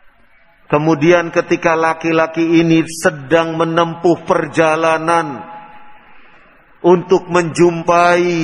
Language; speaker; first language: Indonesian; native; Indonesian